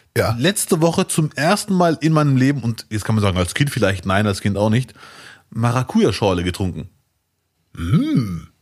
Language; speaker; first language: German; early bilingual, other home language; Arabic